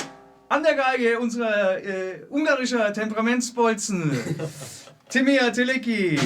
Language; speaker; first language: German; native; German